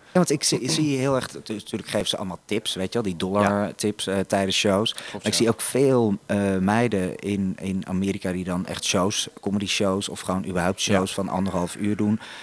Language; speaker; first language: Dutch; native; Dutch